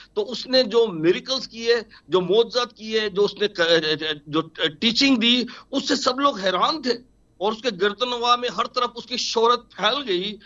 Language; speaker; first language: Urdu; non-native, local second language; Punjabi